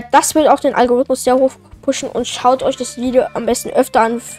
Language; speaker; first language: German; native; German